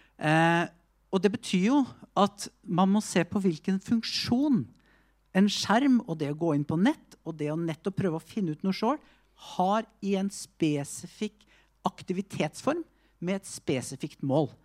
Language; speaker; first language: Norwegian; native; Norwegian